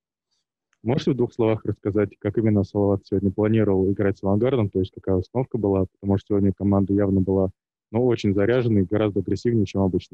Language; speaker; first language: Russian; native; Russian